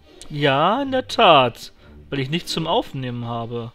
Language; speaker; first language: German; native; German